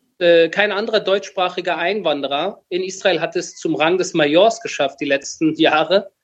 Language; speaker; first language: German; early bilingual, other home language; Persian